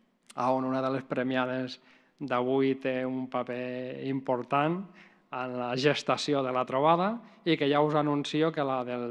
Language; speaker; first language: Catalan; native; Catalan